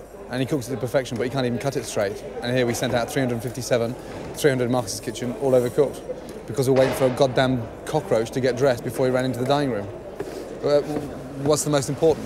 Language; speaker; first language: English; native; English